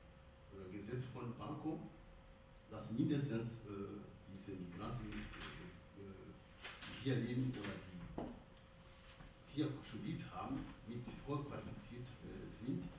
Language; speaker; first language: German; non-native, fluent; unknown